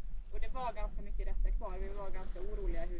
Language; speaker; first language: Swedish; native; Swedish